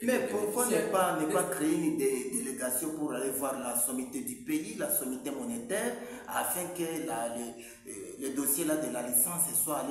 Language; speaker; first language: French; non-native, local second language; Swahili